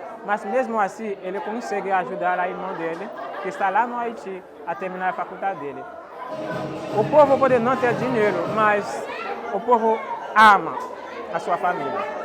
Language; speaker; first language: Portuguese; non-native, fluent; Haitian Creole